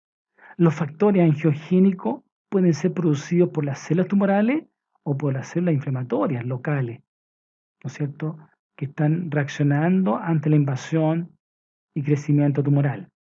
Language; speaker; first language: Spanish; native; Spanish